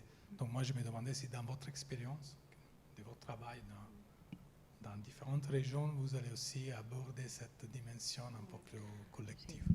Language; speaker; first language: French; non-native, fluent; Italian